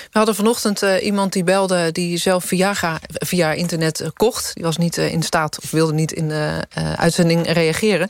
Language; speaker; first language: Dutch; native; Dutch